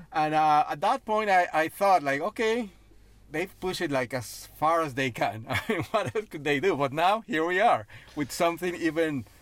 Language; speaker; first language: English; non-native, fluent; Spanish